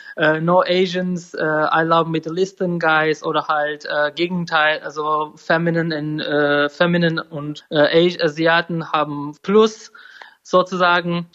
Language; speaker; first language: German; non-native, learner; Turkish